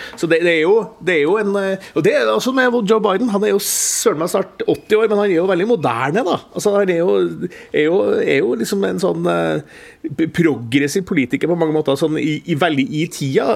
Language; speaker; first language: Norwegian; native; Norwegian